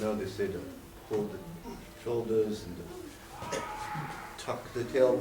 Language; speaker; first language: English; non-native, learner; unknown